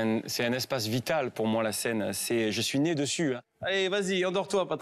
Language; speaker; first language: French; native; French